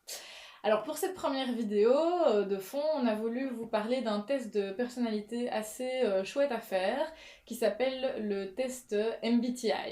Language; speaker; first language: French; native; French